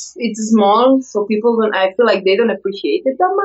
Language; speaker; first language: English; non-native, fluent; Spanish